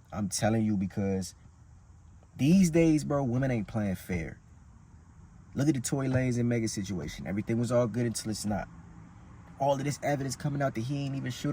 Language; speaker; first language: English; native; English